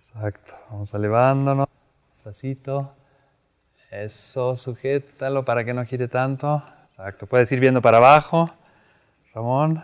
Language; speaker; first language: Spanish; native; Spanish